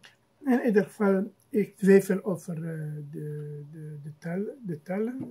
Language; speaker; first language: Dutch; non-native, fluent; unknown